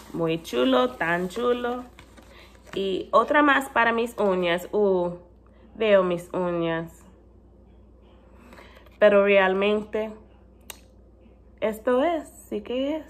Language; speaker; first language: Spanish; non-native, learner; English